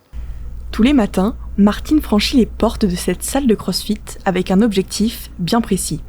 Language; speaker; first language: French; native; French